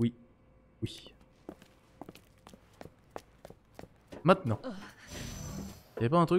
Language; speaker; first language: French; native; French